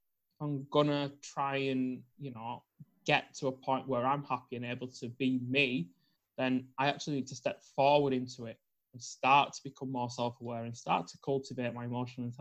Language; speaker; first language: English; native; English